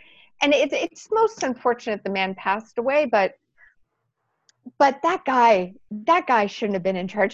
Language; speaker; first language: English; native; English